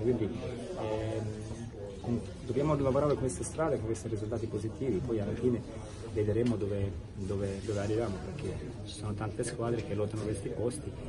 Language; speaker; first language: Italian; non-native, fluent; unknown